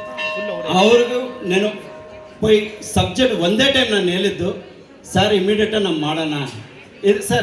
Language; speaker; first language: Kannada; non-native, learner; Telugu